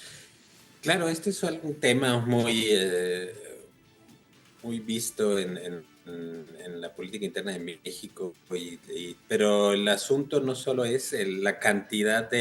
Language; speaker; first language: Spanish; native; Spanish